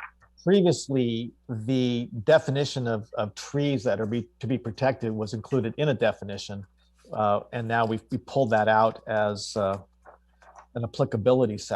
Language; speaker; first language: English; native; English